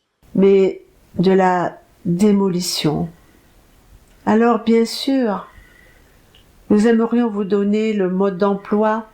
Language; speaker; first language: French; native; French